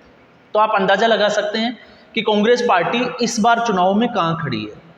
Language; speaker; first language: Hindi; native; Hindi